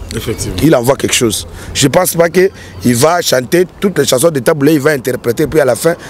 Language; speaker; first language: French; non-native, local second language; Lingala